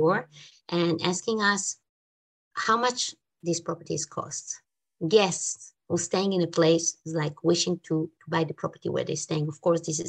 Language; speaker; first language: English; non-native, fluent; Hebrew